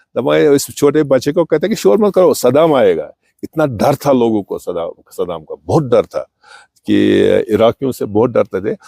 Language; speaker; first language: Urdu; non-native, local second language; Kashmiri